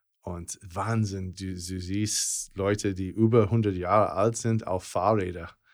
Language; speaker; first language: German; non-native, fluent; English